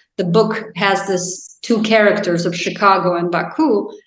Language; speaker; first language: English; non-native, fluent; Azerbaijani